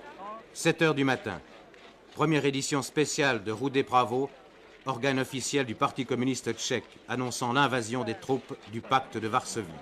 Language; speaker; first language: French; native; French